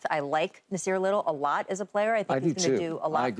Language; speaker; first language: English; native; English